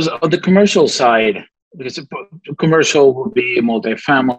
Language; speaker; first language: English; non-native, fluent; Spanish